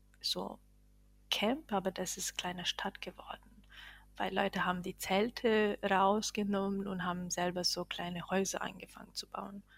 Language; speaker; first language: German; non-native, fluent; Bosnian